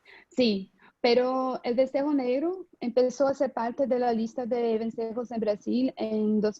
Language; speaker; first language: Spanish; non-native, fluent; Portuguese